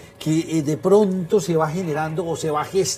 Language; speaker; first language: Spanish; native; Spanish